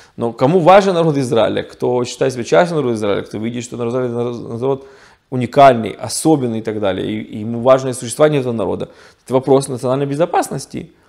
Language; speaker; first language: Russian; early bilingual, heritage; Russian